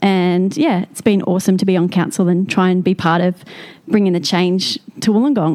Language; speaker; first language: English; native; English